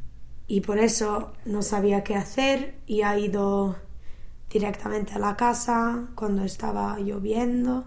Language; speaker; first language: Spanish; non-native, fluent; English